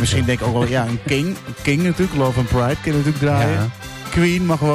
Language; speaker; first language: Dutch; native; Dutch